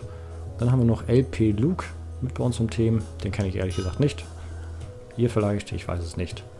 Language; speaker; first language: German; native; German